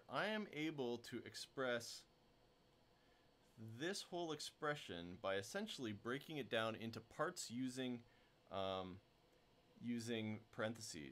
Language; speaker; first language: English; native; English